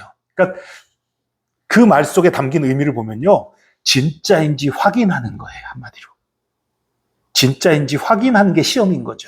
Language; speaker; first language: Korean; native; Korean